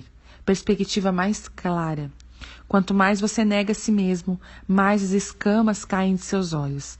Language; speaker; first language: Portuguese; native; Portuguese